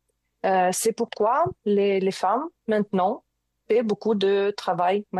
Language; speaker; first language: French; non-native, learner; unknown